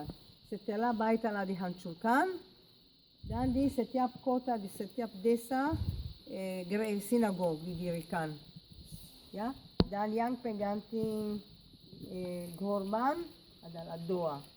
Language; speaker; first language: Indonesian; non-native, fluent; Hebrew